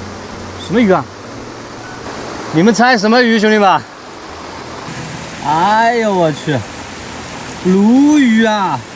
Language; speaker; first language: Chinese; native; Chinese